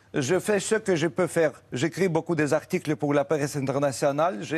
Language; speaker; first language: French; non-native, fluent; Russian